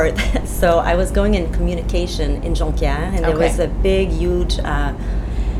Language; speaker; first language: English; non-native, fluent; French